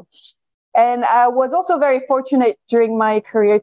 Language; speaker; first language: English; non-native, fluent; French